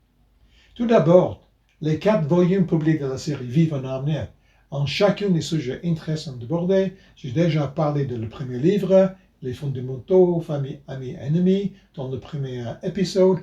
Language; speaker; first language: French; non-native, fluent; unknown